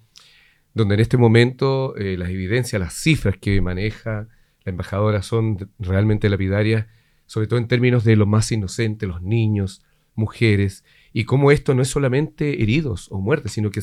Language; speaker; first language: Spanish; native; Spanish